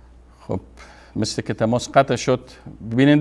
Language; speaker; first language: Persian; native; Persian